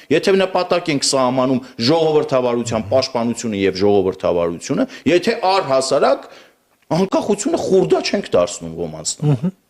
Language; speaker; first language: Armenian; native; Armenian